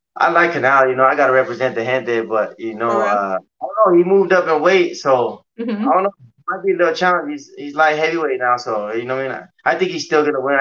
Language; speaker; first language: English; native; English